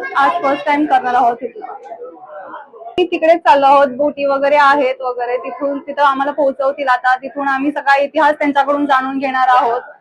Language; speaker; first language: Marathi; native; Marathi